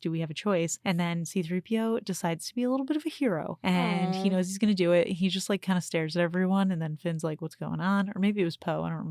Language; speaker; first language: English; native; English